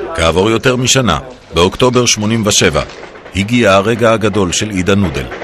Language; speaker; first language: Hebrew; native; Hebrew